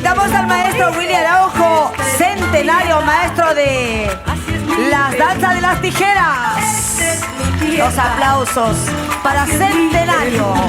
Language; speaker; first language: Spanish; native; Spanish